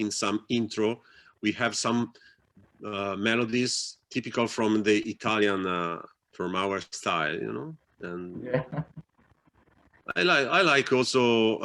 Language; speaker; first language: English; non-native, fluent; Italian